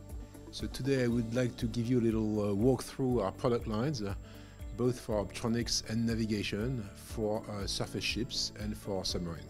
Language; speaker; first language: English; non-native, fluent; French